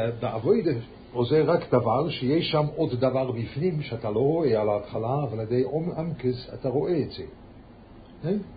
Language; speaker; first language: Hebrew; early bilingual, heritage; Yiddish